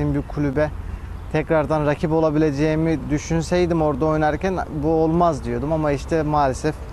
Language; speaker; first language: Turkish; native; Turkish